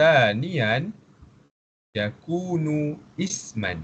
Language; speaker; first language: Arabic; non-native, fluent; Malay